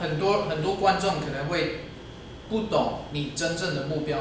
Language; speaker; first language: Chinese; non-native, fluent; English